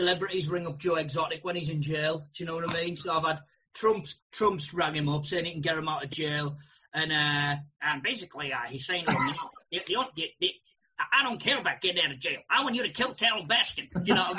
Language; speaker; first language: English; native; English